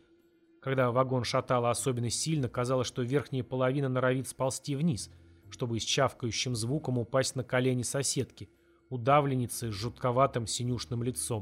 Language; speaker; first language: Russian; native; Russian